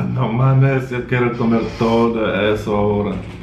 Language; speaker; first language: Spanish; non-native, fluent; Russian